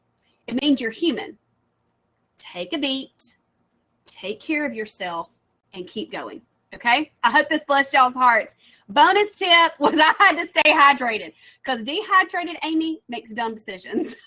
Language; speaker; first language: English; native; English